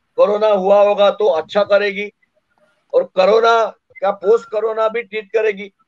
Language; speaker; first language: Hindi; non-native, local second language; Marathi